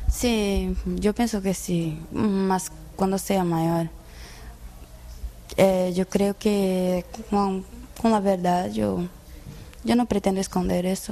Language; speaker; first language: Spanish; non-native, learner; Portuguese